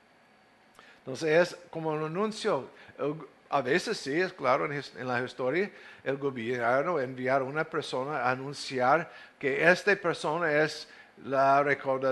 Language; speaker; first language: Spanish; non-native, fluent; English